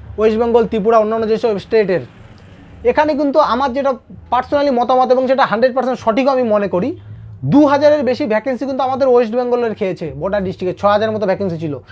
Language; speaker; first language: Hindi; non-native, local second language; Bangla